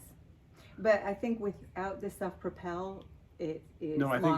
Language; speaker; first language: English; native; English